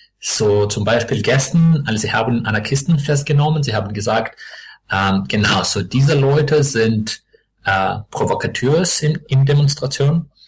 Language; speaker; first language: German; non-native, learner; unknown